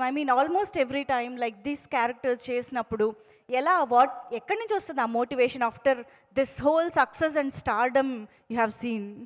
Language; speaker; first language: Telugu; native; Telugu